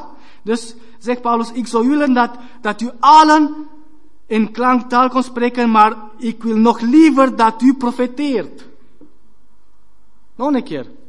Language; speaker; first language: Dutch; non-native, fluent; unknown